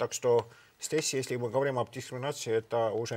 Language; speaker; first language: Russian; non-native, local second language; Estonian